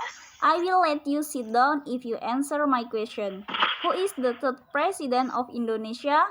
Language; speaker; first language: English; non-native, learner; Indonesian